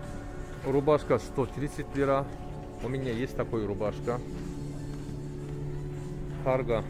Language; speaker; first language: Russian; non-native, learner; Turkish